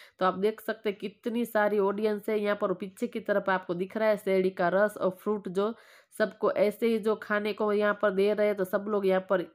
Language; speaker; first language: Hindi; non-native, local second language; Gujarati